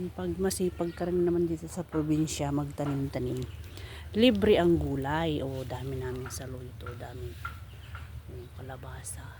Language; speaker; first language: Filipino; non-native, local second language; Iloko